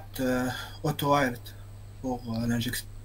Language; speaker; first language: French; non-native, local second language; Arabic